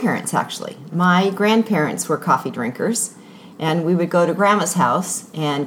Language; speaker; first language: English; native; English